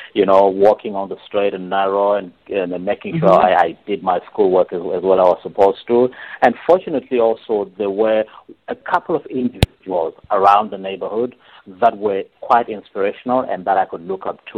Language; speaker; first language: English; non-native, local second language; Shona